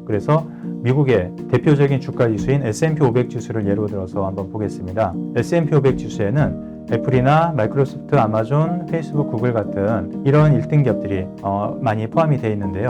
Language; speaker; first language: Korean; native; Korean